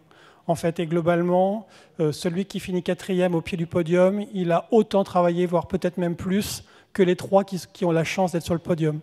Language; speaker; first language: French; native; French